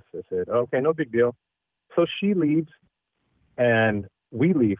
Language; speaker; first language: English; early bilingual, other home language; Filipino